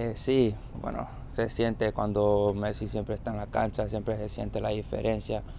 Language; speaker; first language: Spanish; early bilingual, heritage; Spanish